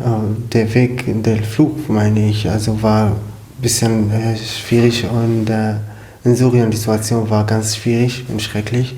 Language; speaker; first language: German; non-native, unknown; Arabic